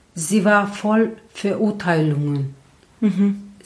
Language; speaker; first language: German; non-native, fluent; Turkish